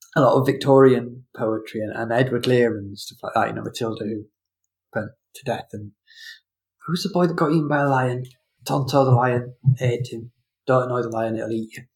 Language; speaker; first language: English; native; English